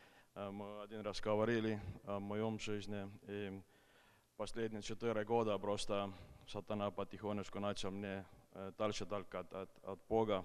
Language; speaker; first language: Russian; non-native, fluent; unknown